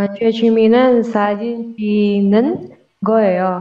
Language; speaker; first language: Korean; non-native, learner; Indonesian